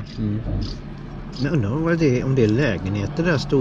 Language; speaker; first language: Swedish; native; Swedish